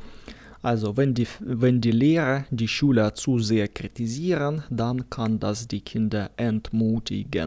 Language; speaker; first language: German; non-native, fluent; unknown